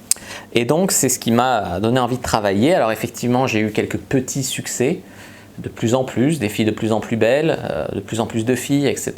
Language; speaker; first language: French; native; French